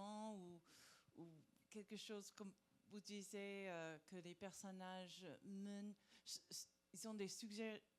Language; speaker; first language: French; non-native, learner; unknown